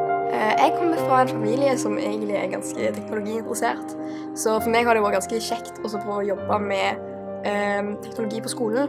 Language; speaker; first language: Norwegian; native; Norwegian